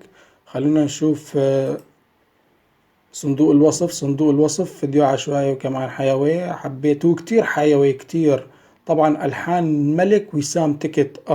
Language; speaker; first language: Arabic; native; Arabic